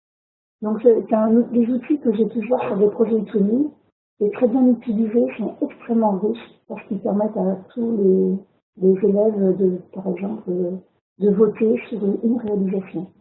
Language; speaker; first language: French; native; French